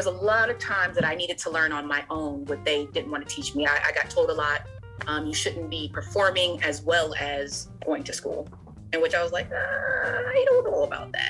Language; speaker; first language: English; native; English